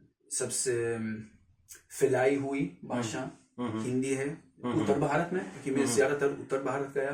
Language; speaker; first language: Hindi; non-native, learner; Swedish